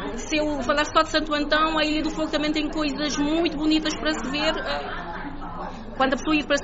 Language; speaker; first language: Portuguese; non-native, local second language; Kabuverdianu